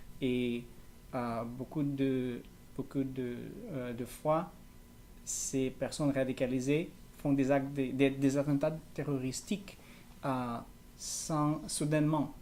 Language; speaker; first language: French; non-native, learner; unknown